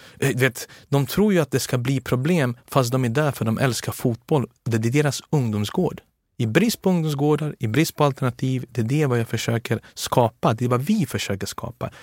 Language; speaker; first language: Swedish; early bilingual, other home language; Serbian